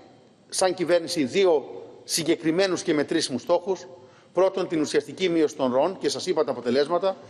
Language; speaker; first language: Greek; native; Greek